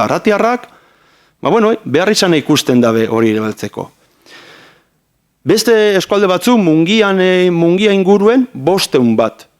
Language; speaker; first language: Basque; native; Basque